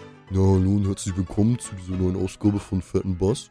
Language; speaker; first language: German; native; German